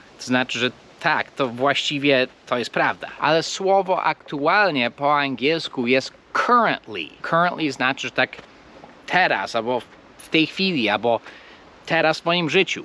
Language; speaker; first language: Polish; non-native, fluent; English